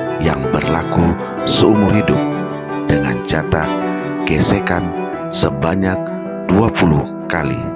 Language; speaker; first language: Indonesian; native; Indonesian